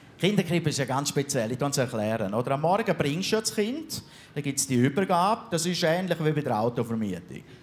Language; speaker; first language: German; native; German